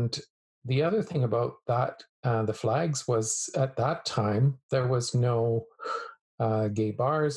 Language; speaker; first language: English; native; English